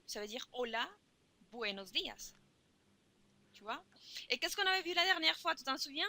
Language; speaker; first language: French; non-native, fluent; Spanish